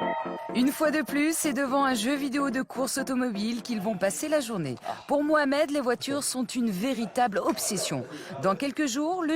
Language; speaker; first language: French; native; French